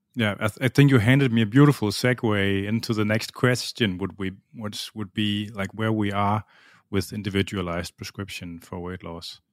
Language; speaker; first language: English; non-native, fluent; Danish